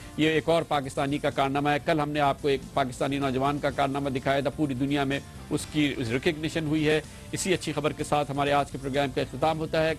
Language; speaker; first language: Urdu; native; Urdu